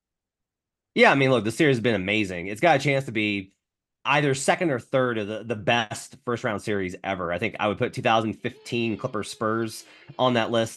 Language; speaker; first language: English; native; English